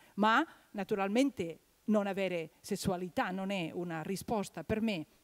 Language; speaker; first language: Italian; non-native, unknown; Catalan